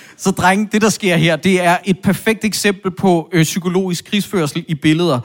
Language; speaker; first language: Danish; native; Danish